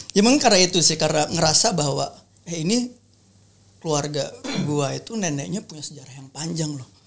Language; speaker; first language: Indonesian; native; Indonesian